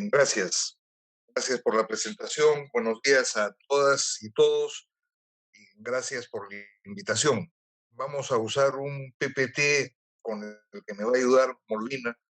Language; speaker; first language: Spanish; native; Spanish